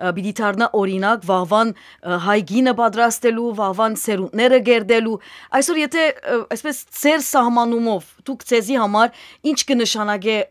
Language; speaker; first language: Armenian; native; Armenian